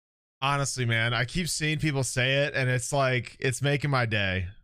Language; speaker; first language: English; native; English